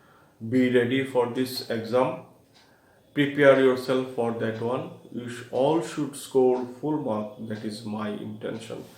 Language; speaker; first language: English; non-native, local second language; Bangla